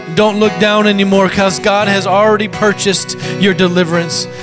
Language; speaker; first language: English; native; English